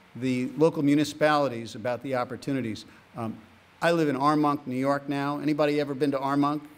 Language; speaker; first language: English; native; English